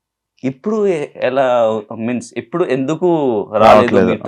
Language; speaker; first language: Telugu; non-native, local second language; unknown